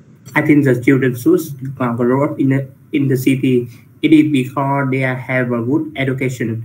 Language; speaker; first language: English; non-native, learner; Vietnamese